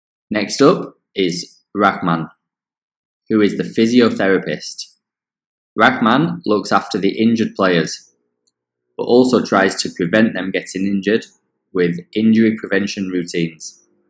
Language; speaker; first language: English; native; English